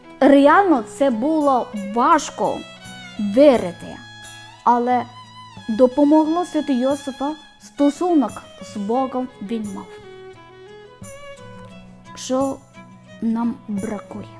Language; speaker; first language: Ukrainian; non-native, learner; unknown